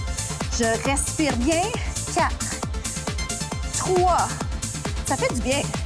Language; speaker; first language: French; native; French